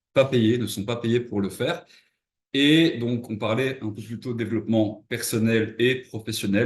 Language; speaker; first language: French; native; French